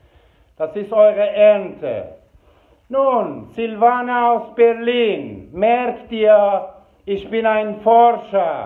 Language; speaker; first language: German; non-native, fluent; Persian